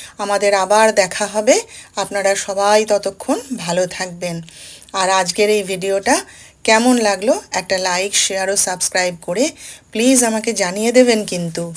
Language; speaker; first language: Bangla; early bilingual, other home language; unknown